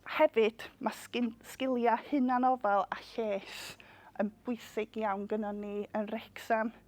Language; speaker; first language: Welsh; non-native, local second language; English